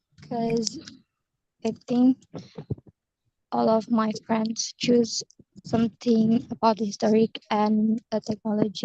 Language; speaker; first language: English; non-native, learner; Indonesian